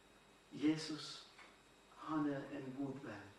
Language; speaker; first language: Swedish; non-native, fluent; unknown